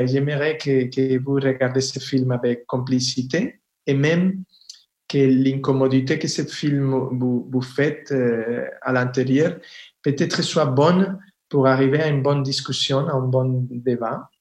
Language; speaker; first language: French; non-native, fluent; Spanish